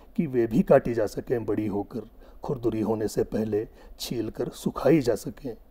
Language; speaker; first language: Hindi; non-native, local second language; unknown